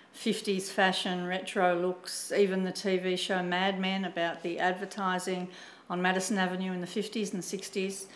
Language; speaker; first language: English; native; English